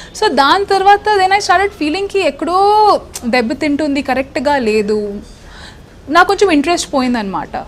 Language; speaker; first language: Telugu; non-native, local second language; Hindi